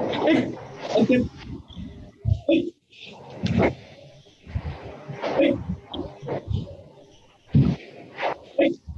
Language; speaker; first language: Japanese; native; Japanese